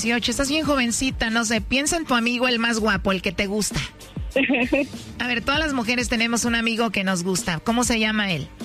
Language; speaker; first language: Spanish; native; Spanish